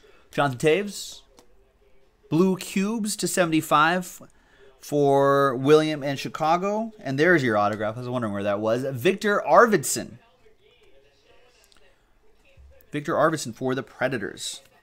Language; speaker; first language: English; native; English